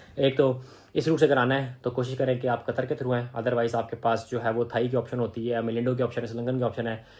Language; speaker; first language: Urdu; native; Urdu